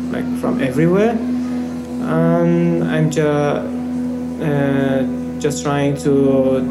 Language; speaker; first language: English; non-native, fluent; Persian